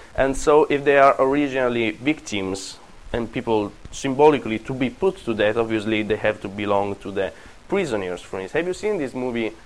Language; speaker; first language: English; non-native, fluent; Italian